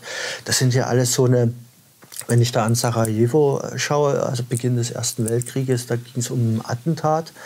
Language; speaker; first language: German; native; German